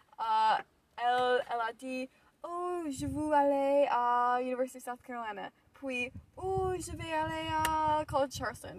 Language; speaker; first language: French; non-native, learner; English